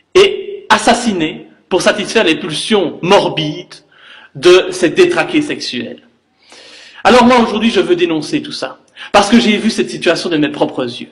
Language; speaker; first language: French; native; French